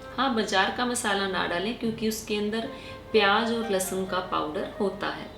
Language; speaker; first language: Hindi; native; Hindi